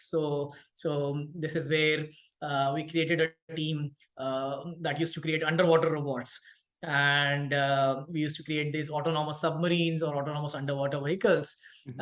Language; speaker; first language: English; non-native, local second language; Hindi